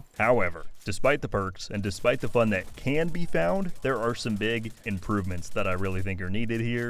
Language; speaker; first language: English; native; English